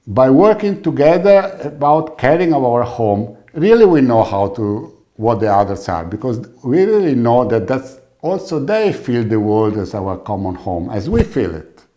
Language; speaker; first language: English; non-native, fluent; Italian